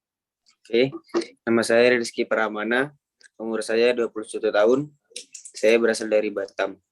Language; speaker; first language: Indonesian; non-native, local second language; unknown